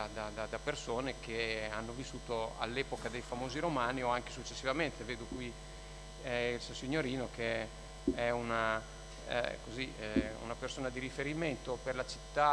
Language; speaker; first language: Italian; native; Italian